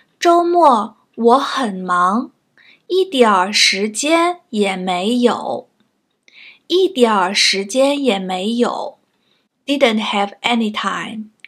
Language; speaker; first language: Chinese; native; Chinese